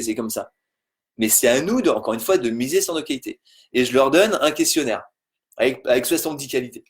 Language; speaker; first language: French; native; French